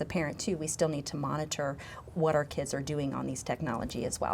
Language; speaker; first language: English; native; English